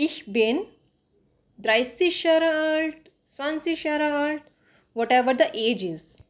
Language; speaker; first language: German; non-native, fluent; Hindi